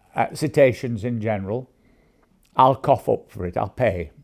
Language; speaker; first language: English; native; English